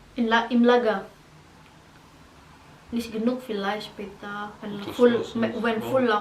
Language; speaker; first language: German; non-native, learner; Indonesian